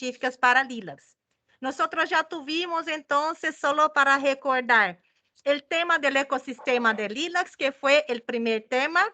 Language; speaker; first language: Spanish; non-native, fluent; Portuguese